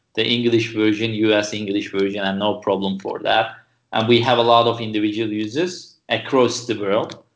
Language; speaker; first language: English; non-native, fluent; Turkish